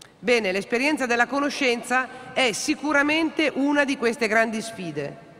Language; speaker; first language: Italian; native; Italian